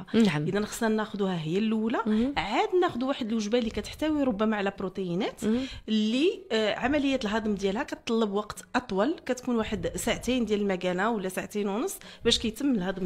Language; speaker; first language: Arabic; native; Arabic